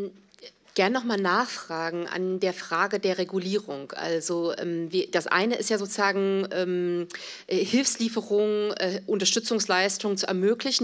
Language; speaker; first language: German; native; German